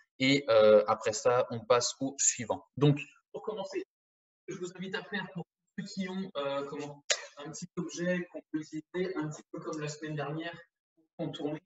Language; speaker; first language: French; native; French